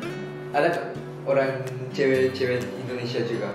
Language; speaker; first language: Indonesian; non-native, learner; Japanese